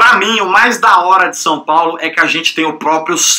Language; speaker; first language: Portuguese; native; Portuguese